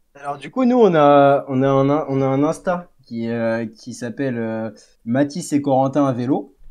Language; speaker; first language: French; native; French